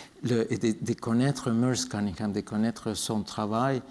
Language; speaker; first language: French; non-native, fluent; Spanish